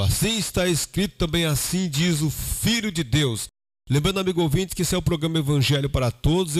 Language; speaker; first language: Portuguese; native; Portuguese